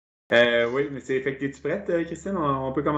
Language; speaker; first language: French; native; French